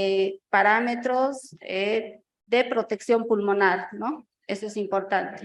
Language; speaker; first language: Spanish; native; Spanish